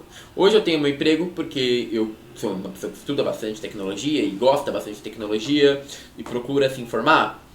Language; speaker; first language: Portuguese; native; Portuguese